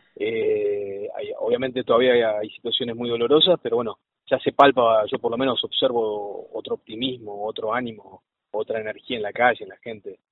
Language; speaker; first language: Spanish; native; Spanish